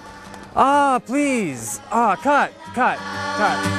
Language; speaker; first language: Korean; non-native, fluent; English